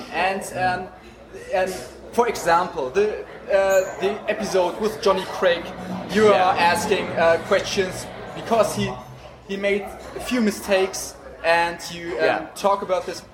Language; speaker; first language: English; non-native, fluent; German